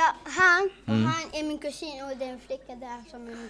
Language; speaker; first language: Swedish; early bilingual, other home language; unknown